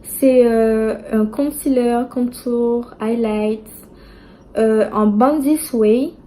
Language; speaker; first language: French; native; French